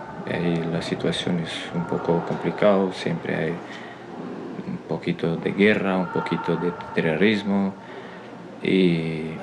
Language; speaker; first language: Spanish; non-native, fluent; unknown